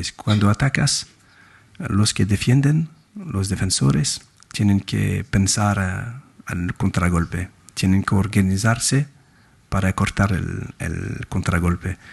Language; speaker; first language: Spanish; non-native, fluent; French